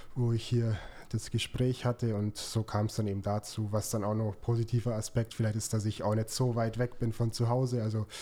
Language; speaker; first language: German; native; German